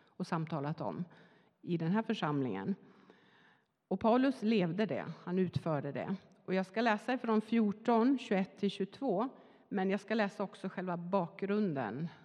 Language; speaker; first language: Swedish; native; Swedish